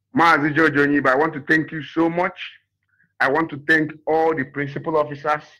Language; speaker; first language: English; non-native, local second language; Igbo